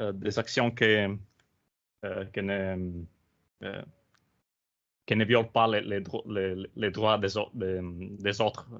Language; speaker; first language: French; non-native, learner; Italian